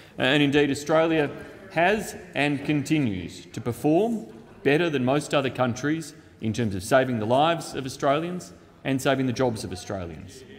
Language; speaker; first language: English; native; English